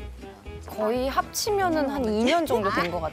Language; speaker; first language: Korean; native; Korean